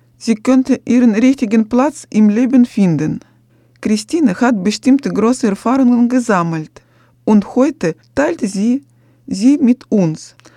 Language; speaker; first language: German; non-native, fluent; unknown